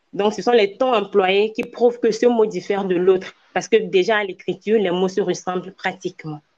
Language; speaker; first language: French; non-native, local second language; Ewe